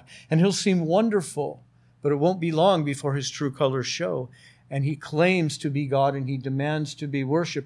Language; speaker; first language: English; native; English